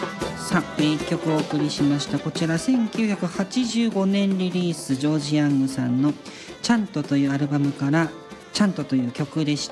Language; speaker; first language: Japanese; native; Japanese